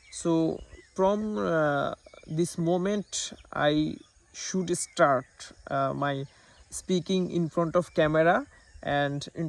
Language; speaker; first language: English; non-native, learner; Bangla